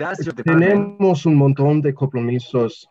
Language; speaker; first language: Spanish; non-native, learner; English